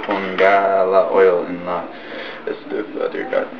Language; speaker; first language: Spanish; non-native, learner; English